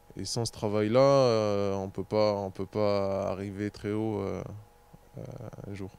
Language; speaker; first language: French; native; French